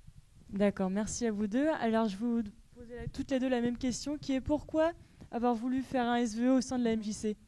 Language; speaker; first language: French; native; French